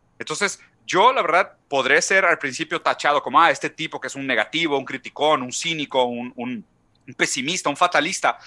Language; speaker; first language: Spanish; non-native, fluent; Portuguese